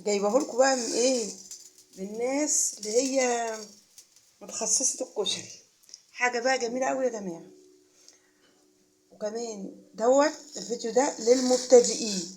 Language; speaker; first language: Arabic; native; Arabic